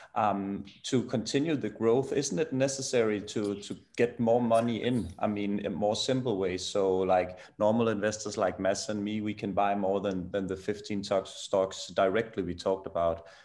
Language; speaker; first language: English; non-native, fluent; Danish